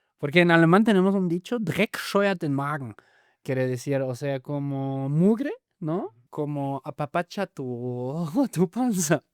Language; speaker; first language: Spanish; non-native, fluent; German